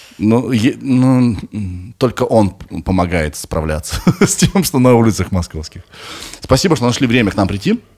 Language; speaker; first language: Russian; native; Russian